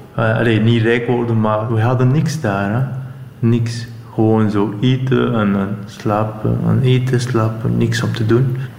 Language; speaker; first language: Dutch; non-native, learner; Arabic